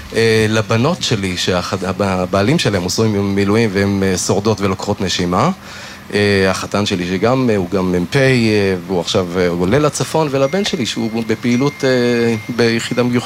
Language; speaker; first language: Hebrew; native; Hebrew